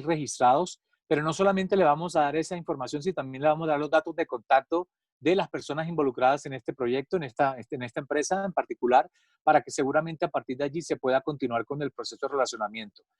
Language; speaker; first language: Spanish; native; Spanish